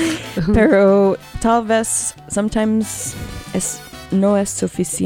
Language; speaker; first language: Spanish; non-native, learner; English